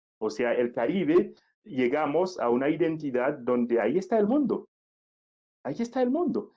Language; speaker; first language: Spanish; non-native, fluent; Haitian Creole